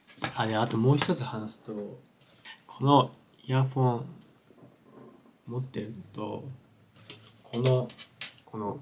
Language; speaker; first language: Japanese; native; Japanese